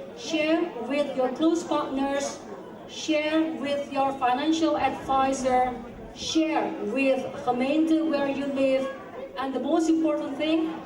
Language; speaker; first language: English; non-native, fluent; Indonesian